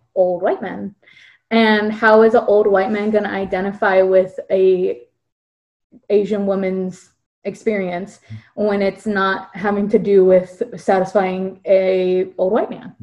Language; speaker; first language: English; early bilingual, other home language; Chinese